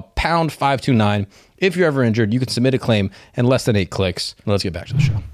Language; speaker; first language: English; native; English